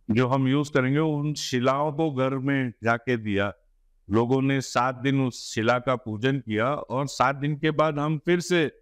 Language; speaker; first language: Hindi; non-native, local second language; Gujarati